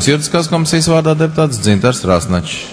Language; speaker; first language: Latvian; native; Latvian